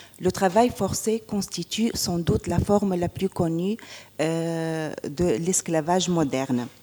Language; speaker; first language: French; non-native, local second language; Arabic